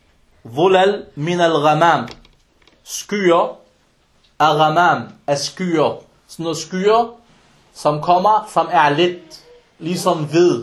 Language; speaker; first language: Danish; early bilingual, other home language; Arabic